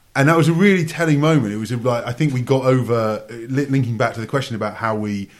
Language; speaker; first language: English; native; English